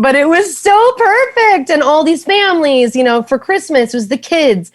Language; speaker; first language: English; native; English